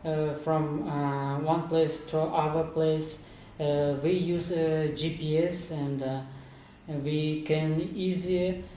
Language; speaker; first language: English; non-native, learner; Kazakh